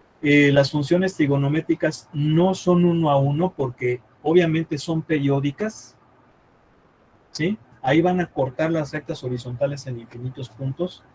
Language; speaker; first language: Spanish; native; Spanish